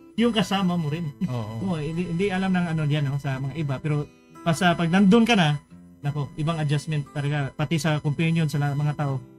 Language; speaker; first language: Filipino; non-native, local second language; Cebuano